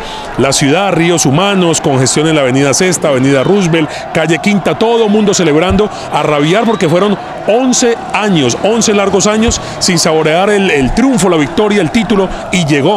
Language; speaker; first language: Spanish; native; Spanish